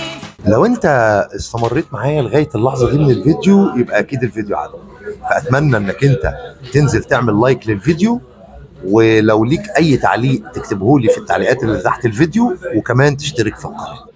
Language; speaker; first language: Arabic; native; Arabic